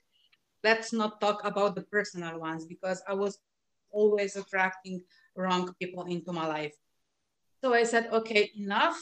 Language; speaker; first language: English; non-native, fluent; Slovenian